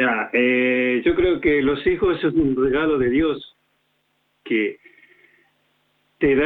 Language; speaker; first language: Spanish; native; Spanish